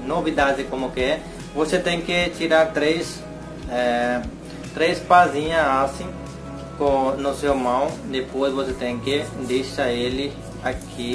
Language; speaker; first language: Portuguese; non-native, learner; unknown